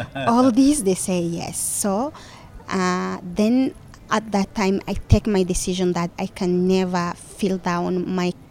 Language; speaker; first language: English; non-native, fluent; Fula